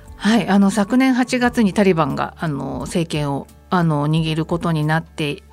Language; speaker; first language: Japanese; native; Japanese